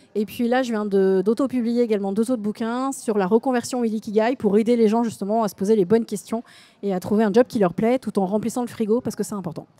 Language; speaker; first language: French; native; French